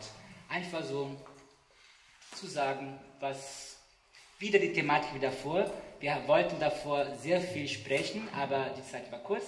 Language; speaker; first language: German; non-native, fluent; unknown